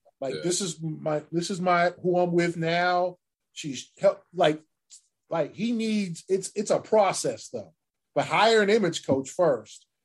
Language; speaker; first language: English; native; English